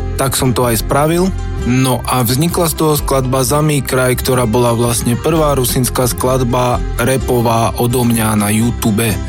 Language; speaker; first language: Slovak; non-native, local second language; Rusyn